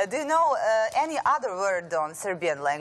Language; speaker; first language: English; non-native, learner; Serbian